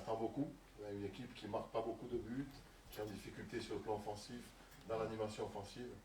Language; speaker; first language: French; native; French